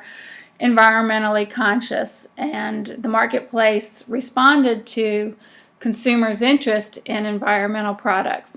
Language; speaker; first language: English; native; English